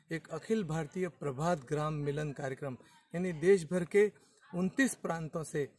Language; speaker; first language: Hindi; native; Hindi